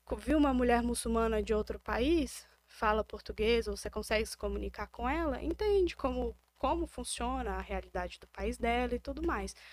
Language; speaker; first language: Portuguese; native; Portuguese